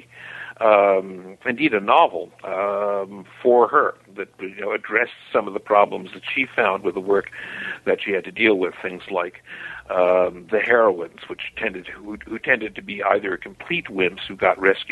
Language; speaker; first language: English; native; English